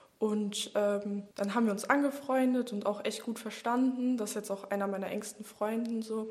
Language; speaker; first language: German; early bilingual, other home language; Bosnian